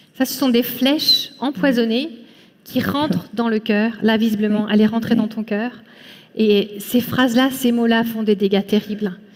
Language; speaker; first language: French; native; French